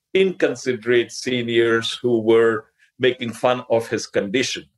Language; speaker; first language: English; non-native, local second language; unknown